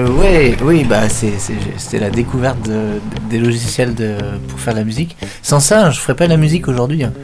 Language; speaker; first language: French; native; French